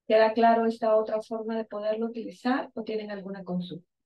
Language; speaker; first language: Spanish; native; Spanish